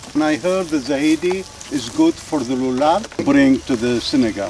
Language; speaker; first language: English; non-native, fluent; Arabic